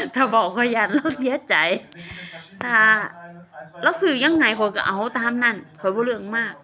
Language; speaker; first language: Lao; native; Lao